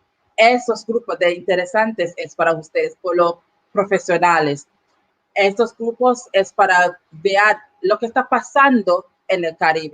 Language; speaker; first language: Spanish; non-native, learner; English